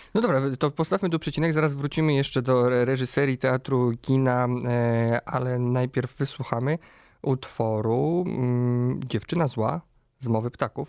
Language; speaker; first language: Polish; native; Polish